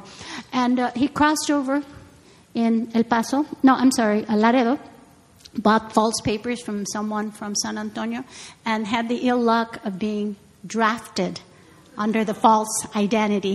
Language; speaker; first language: English; native; English